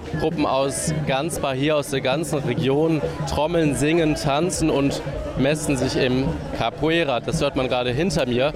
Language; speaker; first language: German; native; German